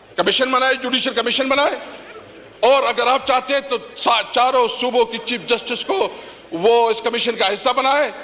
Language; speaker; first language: Urdu; non-native, local second language; Pashto